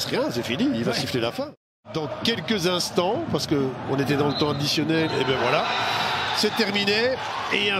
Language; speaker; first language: French; native; French